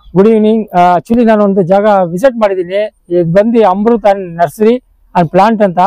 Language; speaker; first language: Kannada; non-native, local second language; Urdu